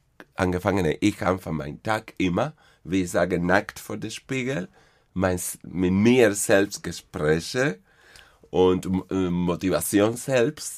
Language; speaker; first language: German; non-native, fluent; Spanish